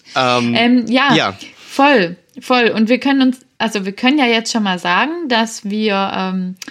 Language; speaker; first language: German; native; German